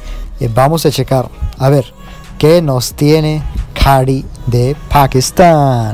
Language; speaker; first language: Spanish; non-native, fluent; Urdu